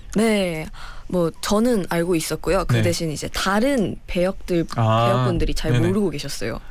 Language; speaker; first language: Korean; native; Korean